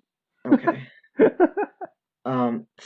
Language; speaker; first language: English; native; English